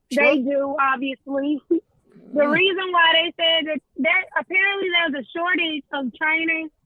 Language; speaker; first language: English; native; English